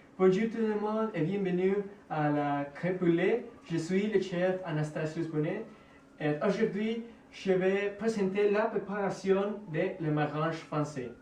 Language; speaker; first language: French; non-native, learner; Spanish